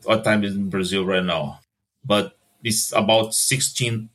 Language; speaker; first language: English; non-native, fluent; Portuguese